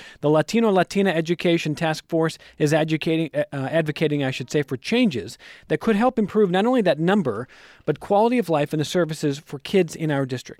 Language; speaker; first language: English; native; English